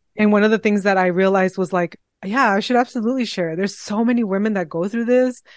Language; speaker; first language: English; native; English